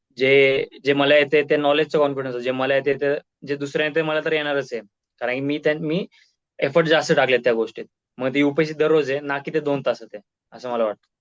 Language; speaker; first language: Marathi; native; Marathi